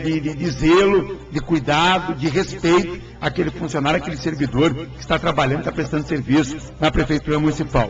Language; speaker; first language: Portuguese; native; Portuguese